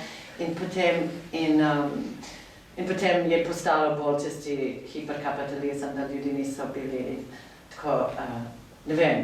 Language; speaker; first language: Slovenian; non-native, fluent; English